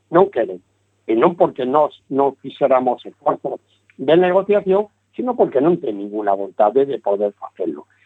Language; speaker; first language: Galician; non-native, local second language; Spanish